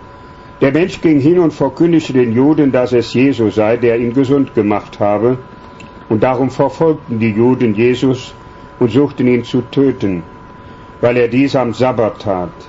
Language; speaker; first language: German; native; German